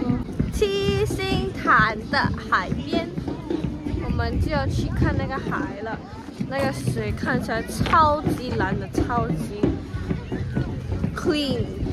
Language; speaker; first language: Chinese; non-native, local second language; English